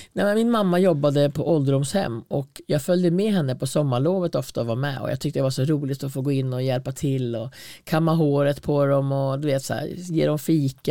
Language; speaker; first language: Swedish; native; Swedish